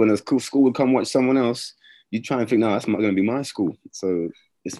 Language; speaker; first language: English; native; English